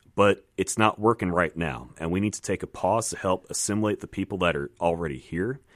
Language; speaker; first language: English; native; English